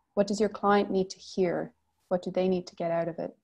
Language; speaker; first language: English; native; English